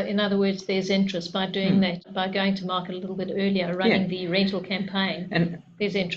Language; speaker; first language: English; native; English